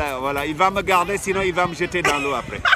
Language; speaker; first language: French; non-native, local second language; Wolof